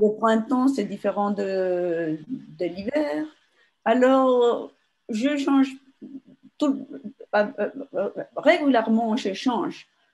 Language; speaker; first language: French; non-native, fluent; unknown